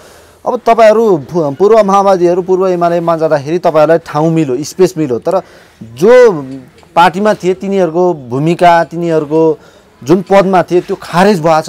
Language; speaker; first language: Nepali; native; Nepali